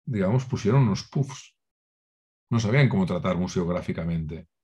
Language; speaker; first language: Spanish; non-native, local second language; Catalan